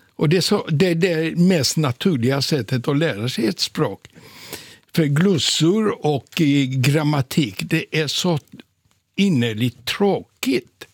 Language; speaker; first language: Swedish; non-native, fluent; Polish